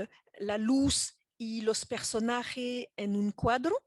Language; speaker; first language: Spanish; non-native, fluent; French